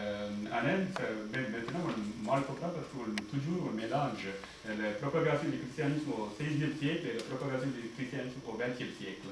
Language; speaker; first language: French; non-native, fluent; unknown